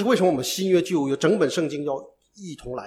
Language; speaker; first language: Chinese; native; Chinese